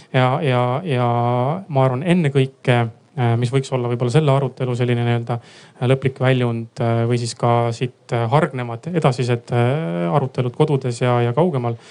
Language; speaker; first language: Estonian; native; Estonian